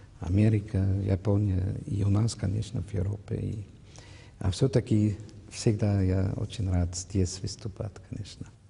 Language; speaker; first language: Russian; non-native, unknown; German